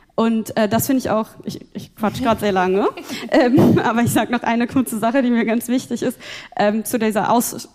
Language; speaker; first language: German; native; German